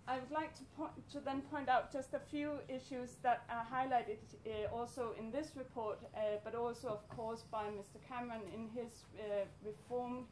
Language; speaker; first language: English; non-native, fluent; Danish